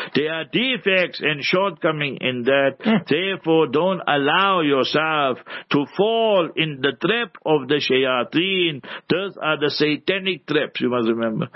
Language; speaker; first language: English; early bilingual, other home language; Urdu